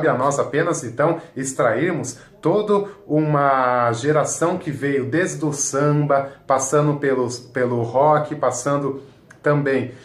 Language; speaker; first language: Portuguese; native; Portuguese